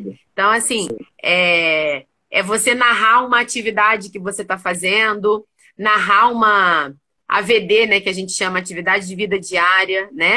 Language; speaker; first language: Portuguese; native; Portuguese